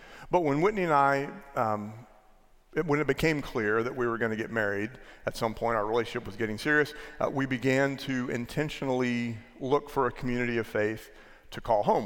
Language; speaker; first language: English; native; English